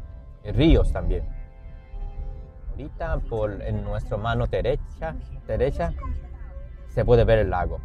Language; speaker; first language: Spanish; non-native, fluent; Chinese